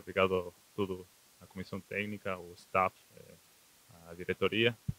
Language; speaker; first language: Portuguese; non-native, fluent; Spanish